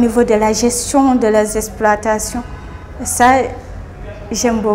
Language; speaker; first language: French; non-native, local second language; Wolof